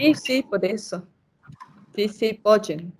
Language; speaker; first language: Portuguese; non-native, fluent; Spanish